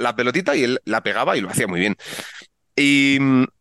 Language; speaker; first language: Spanish; native; Spanish